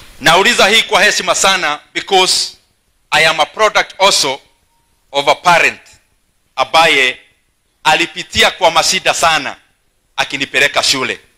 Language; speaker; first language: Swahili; non-native, local second language; Kikuyu